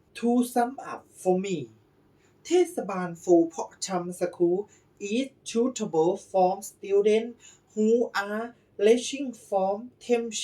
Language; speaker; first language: English; non-native, learner; Thai